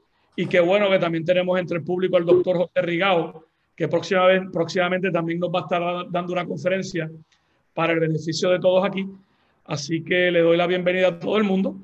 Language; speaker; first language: Spanish; native; Spanish